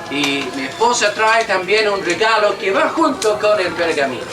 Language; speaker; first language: Spanish; non-native, fluent; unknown